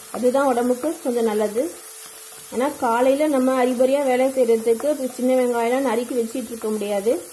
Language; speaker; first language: Tamil; non-native, local second language; Telugu